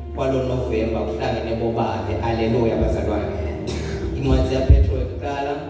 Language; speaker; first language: Zulu; non-native, local second language; Swati